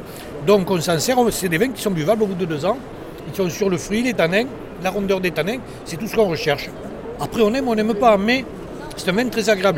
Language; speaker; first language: French; native; French